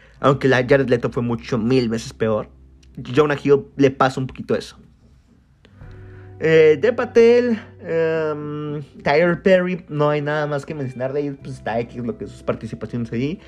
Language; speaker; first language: Spanish; native; Spanish